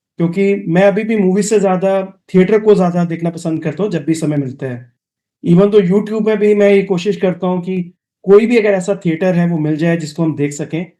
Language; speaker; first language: Hindi; non-native, local second language; Dogri